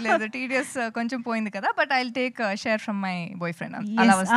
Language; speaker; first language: Telugu; non-native, fluent; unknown